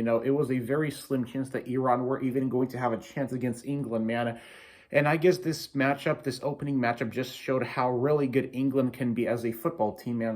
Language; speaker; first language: English; native; English